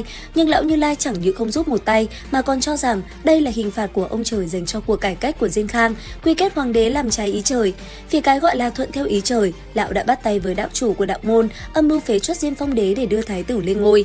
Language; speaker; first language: Vietnamese; native; Vietnamese